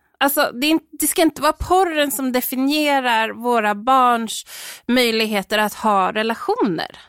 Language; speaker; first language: Swedish; native; Swedish